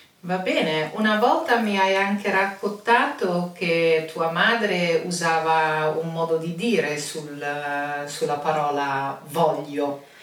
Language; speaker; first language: Italian; non-native, fluent; Dutch